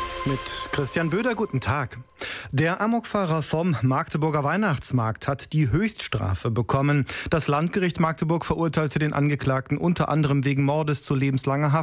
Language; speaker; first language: German; native; German